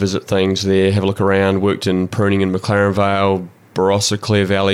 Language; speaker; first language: English; native; English